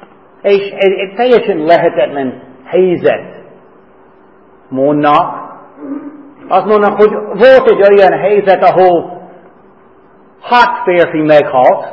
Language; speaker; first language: Hungarian; non-native, fluent; English